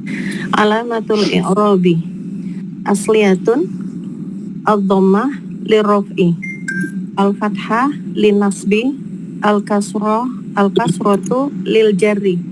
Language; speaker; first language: Arabic; non-native, learner; Indonesian